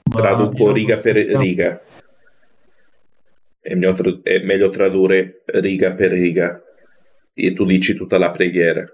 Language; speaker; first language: Italian; non-native, fluent; Portuguese